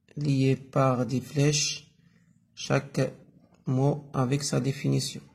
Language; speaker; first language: French; non-native, local second language; Arabic